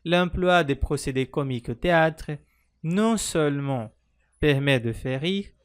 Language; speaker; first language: French; non-native, fluent; Portuguese